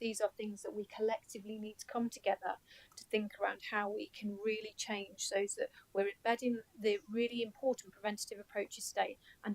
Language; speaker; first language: English; native; English